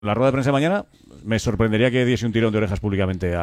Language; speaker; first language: Spanish; native; Spanish